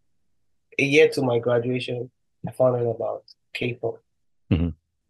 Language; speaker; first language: English; non-native, local second language; Igbo